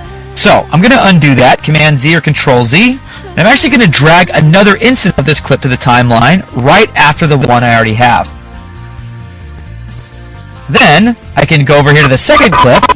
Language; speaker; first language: English; native; English